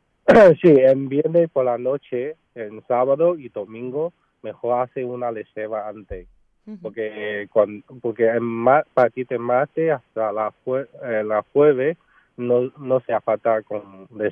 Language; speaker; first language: Spanish; non-native, learner; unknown